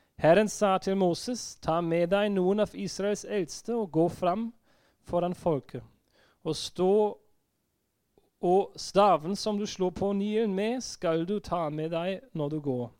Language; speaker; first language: Norwegian; non-native, fluent; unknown